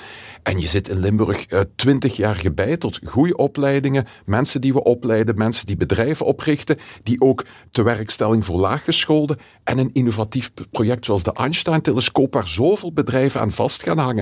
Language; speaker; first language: Dutch; native; Dutch